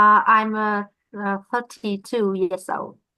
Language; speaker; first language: English; non-native, learner; Vietnamese